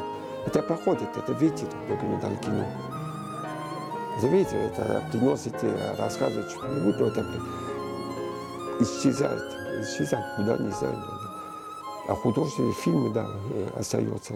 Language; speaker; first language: Russian; early bilingual, heritage; Russian